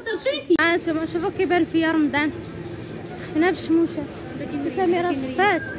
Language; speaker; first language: Arabic; native; Arabic